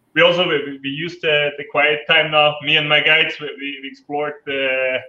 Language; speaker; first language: English; non-native, fluent; German